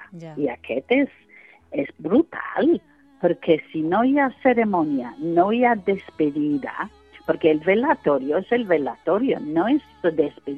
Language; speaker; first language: Catalan; non-native, fluent; English